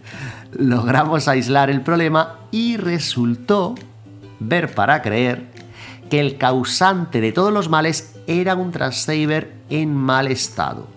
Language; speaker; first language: Spanish; native; Spanish